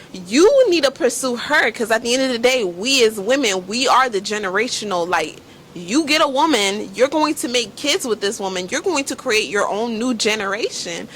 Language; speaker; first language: English; native; English